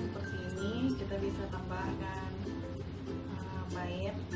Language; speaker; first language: Indonesian; native; Indonesian